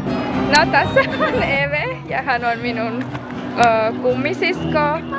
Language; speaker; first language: Finnish; non-native, learner; Spanish